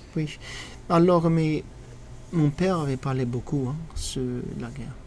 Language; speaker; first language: French; non-native, learner; English